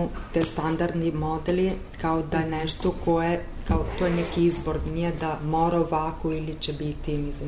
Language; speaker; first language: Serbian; non-native, learner; Italian